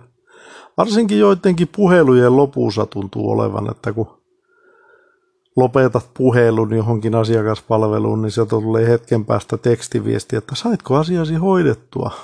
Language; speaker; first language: Finnish; native; Finnish